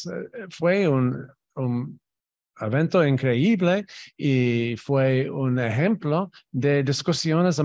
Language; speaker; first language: Spanish; non-native, fluent; English